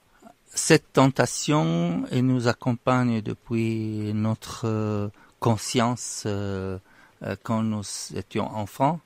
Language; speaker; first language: French; non-native, fluent; Arabic